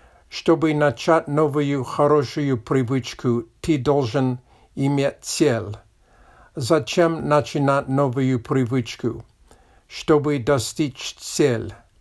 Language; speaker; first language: Russian; non-native, learner; English